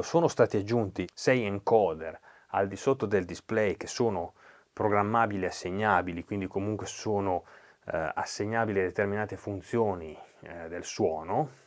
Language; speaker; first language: Italian; native; Italian